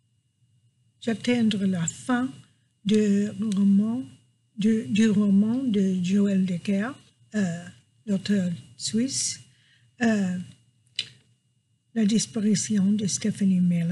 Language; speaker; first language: French; non-native, fluent; English